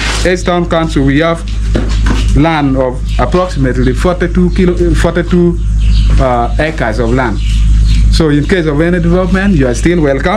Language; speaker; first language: English; non-native, local second language; Acoli